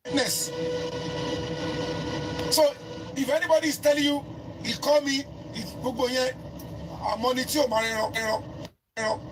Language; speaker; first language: English; non-native, local second language; Yoruba